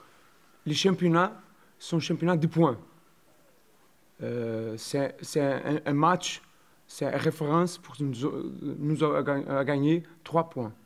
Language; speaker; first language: French; non-native, learner; Portuguese